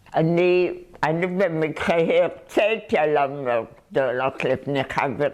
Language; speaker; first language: Hebrew; non-native, fluent; German